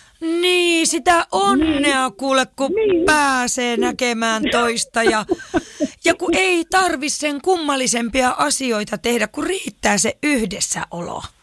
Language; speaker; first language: Finnish; native; Finnish